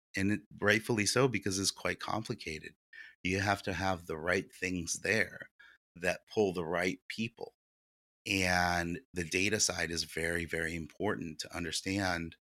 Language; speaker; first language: English; early bilingual, other home language; Russian